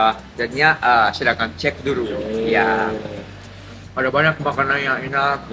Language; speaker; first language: Indonesian; non-native, fluent; Japanese